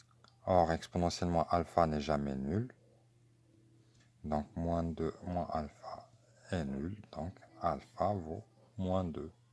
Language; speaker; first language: French; native; French